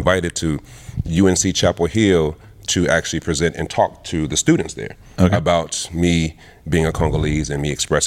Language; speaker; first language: English; early bilingual, other home language; Lingala